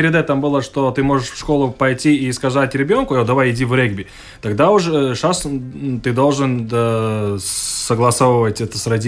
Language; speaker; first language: Russian; non-native, local second language; Latvian